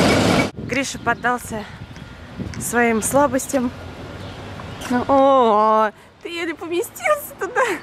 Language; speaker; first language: Russian; native; Russian